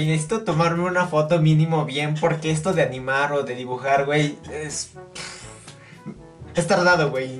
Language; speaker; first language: Spanish; native; Spanish